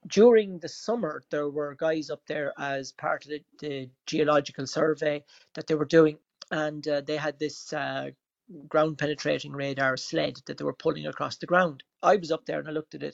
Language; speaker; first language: English; native; English